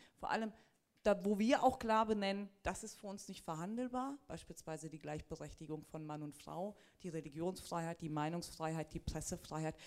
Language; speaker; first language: German; early bilingual, other home language; Turkish